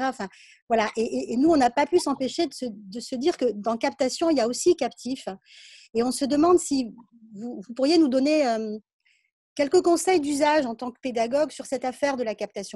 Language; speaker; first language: French; native; French